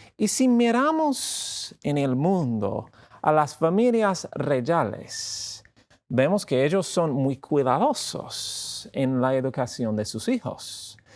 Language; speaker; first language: Spanish; non-native, fluent; English